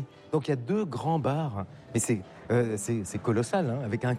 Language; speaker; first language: French; native; French